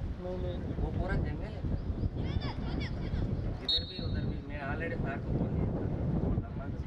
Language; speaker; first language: Hindi; non-native, local second language; Kannada